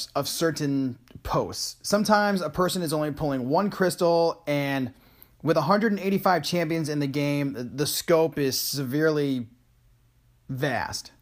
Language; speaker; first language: English; native; English